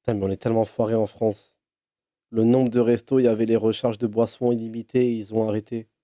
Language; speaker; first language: French; native; French